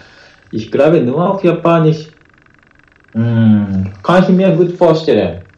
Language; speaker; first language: German; non-native, learner; Japanese